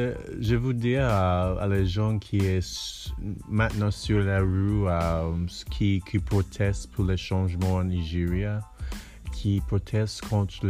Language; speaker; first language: French; non-native, learner; English